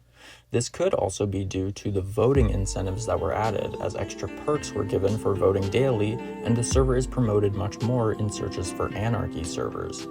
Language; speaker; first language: English; native; English